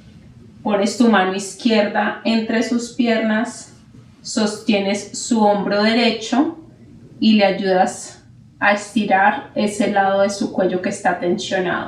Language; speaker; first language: Spanish; native; Spanish